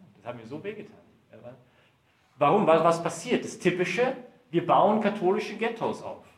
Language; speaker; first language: German; early bilingual, heritage; German